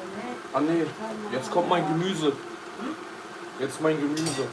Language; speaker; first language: German; early bilingual, other home language; Kurdish